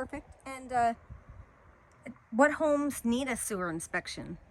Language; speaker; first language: English; native; English